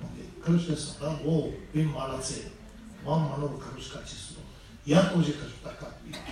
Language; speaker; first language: Russian; non-native, fluent; Tibetan